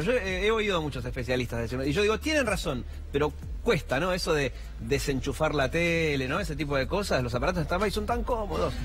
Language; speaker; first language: Spanish; native; Spanish